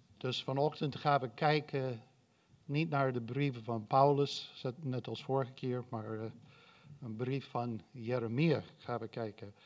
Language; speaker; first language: Dutch; non-native, fluent; English